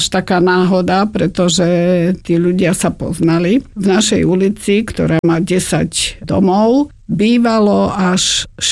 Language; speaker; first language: Slovak; native; Slovak